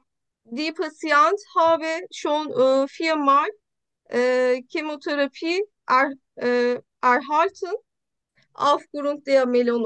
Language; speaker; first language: German; non-native, learner; Turkish